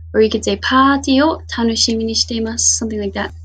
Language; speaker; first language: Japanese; non-native, fluent; English